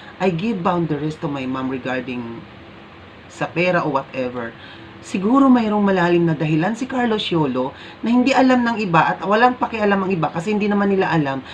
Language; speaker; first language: Filipino; native; Filipino